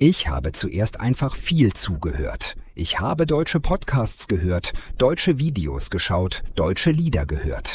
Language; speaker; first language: German; non-native, fluent; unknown